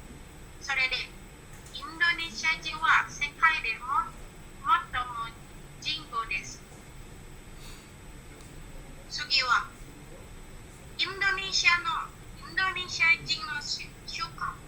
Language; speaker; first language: Japanese; non-native, learner; Indonesian